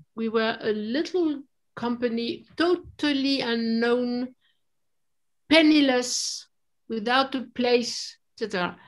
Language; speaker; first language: English; non-native, fluent; French